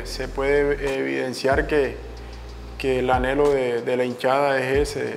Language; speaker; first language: Spanish; native; Spanish